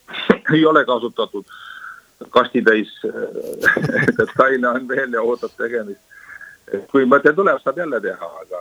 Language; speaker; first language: Estonian; native; Estonian